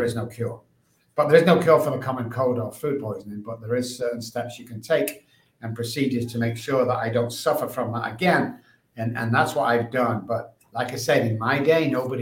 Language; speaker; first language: English; native; English